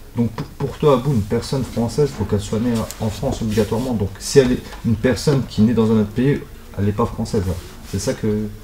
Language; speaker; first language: French; native; French